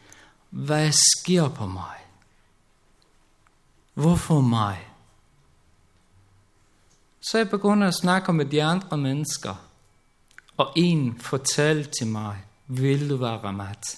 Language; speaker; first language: Danish; non-native, learner; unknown